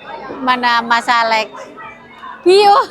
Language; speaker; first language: Indonesian; native; Indonesian